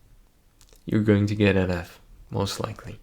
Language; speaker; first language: English; non-native, fluent; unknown